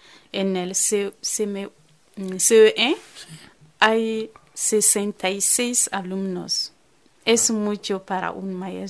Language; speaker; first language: Spanish; non-native, fluent; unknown